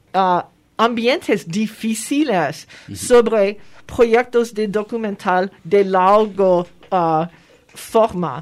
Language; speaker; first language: Spanish; non-native, fluent; French